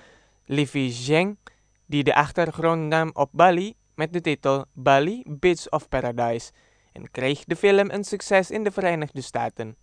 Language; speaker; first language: Dutch; non-native, fluent; Indonesian